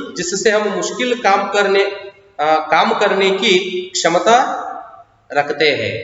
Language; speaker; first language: Hindi; non-native, local second language; Kannada